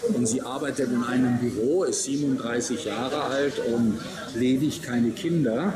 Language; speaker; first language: German; non-native, fluent; Thai